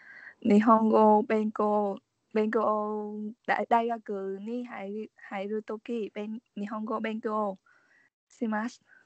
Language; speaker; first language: Japanese; non-native, learner; Vietnamese